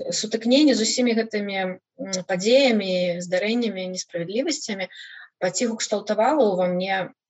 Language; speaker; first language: Belarusian; non-native, local second language; Russian